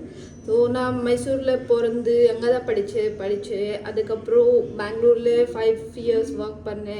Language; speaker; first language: Tamil; early bilingual, heritage; Tamil